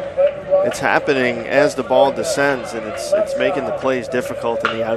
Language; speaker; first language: English; native; English